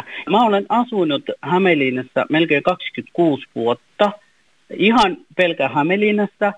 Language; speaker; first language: Finnish; non-native, fluent; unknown